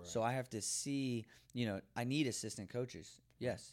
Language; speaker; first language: English; native; English